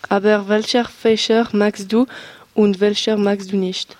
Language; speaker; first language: German; non-native, learner; French